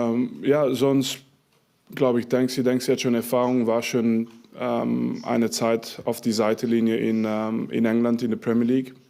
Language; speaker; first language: German; non-native, fluent; French